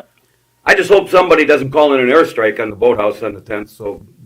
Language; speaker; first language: English; native; English